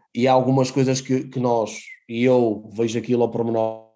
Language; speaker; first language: Portuguese; native; Portuguese